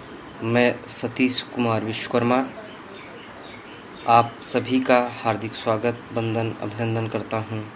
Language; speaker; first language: Hindi; native; Hindi